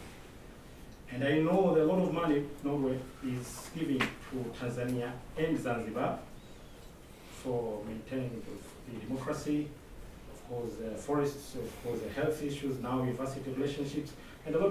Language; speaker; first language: English; non-native, local second language; Swahili